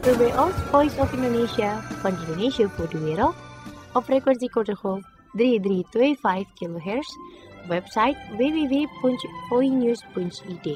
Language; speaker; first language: Dutch; non-native, fluent; Indonesian